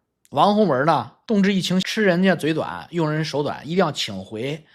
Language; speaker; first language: Chinese; native; Chinese